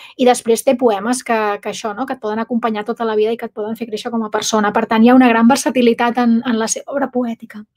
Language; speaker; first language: Catalan; non-native, local second language; Spanish